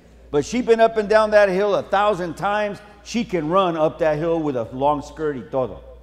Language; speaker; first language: English; early bilingual, other home language; Spanish